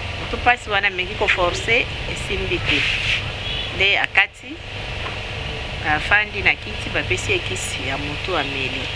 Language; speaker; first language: Lingala; non-native, local second language; Luba-Lulua